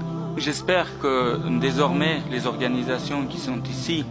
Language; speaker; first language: French; non-native, fluent; Persian